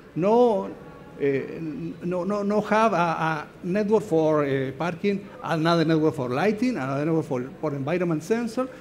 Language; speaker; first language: English; non-native, learner; Spanish